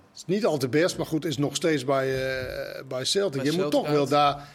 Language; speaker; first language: Dutch; non-native, fluent; Danish